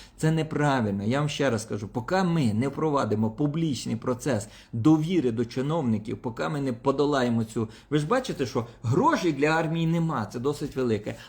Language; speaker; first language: Ukrainian; non-native, local second language; Russian